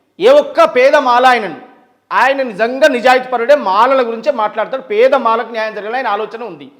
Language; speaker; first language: Telugu; native; Telugu